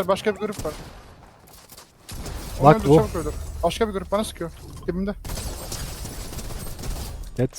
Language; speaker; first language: Turkish; native; Turkish